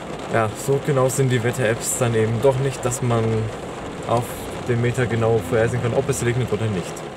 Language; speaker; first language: German; native; German